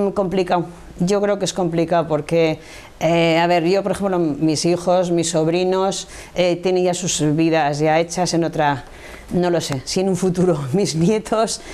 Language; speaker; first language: Spanish; native; Spanish